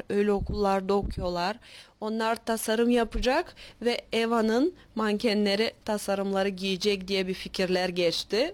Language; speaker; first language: Turkish; native; Turkish